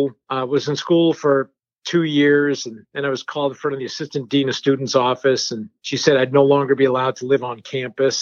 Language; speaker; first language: English; early bilingual, other home language; French